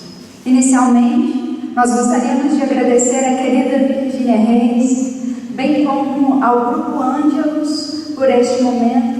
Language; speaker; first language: Portuguese; native; Portuguese